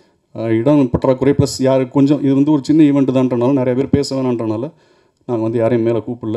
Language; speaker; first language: Tamil; native; Tamil